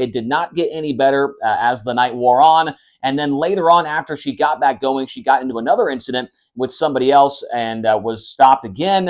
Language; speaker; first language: English; native; English